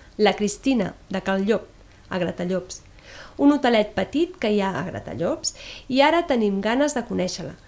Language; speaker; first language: Catalan; native; Catalan